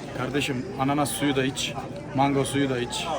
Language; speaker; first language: Turkish; native; Turkish